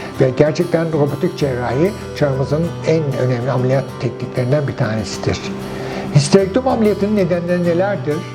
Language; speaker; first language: Turkish; native; Turkish